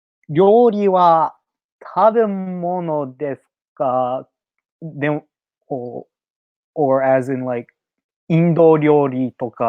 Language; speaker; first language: Japanese; non-native, learner; English